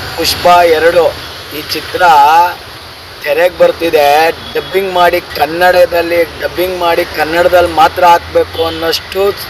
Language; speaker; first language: Kannada; native; Kannada